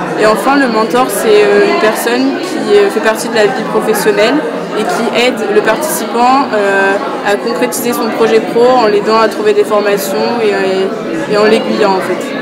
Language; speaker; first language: French; native; French